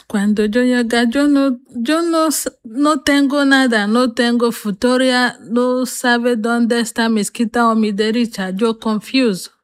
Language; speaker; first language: Spanish; non-native, learner; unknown